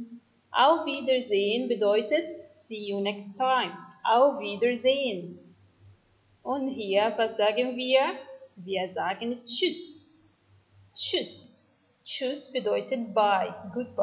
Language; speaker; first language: German; non-native, fluent; Arabic